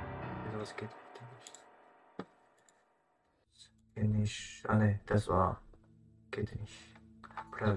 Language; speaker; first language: German; non-native, learner; Japanese